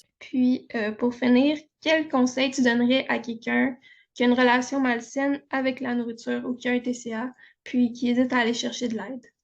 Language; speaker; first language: French; native; French